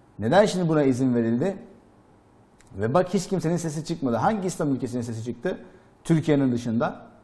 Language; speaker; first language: Turkish; native; Turkish